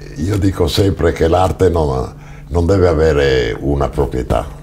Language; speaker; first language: Italian; native; Italian